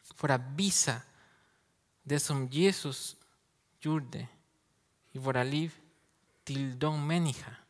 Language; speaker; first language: Swedish; non-native, learner; Spanish